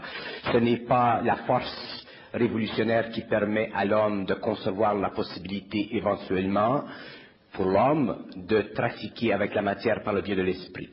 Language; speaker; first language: French; native; French